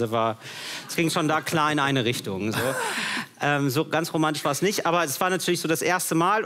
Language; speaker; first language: German; native; German